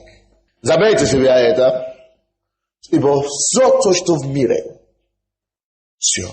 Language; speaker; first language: Russian; non-native, fluent; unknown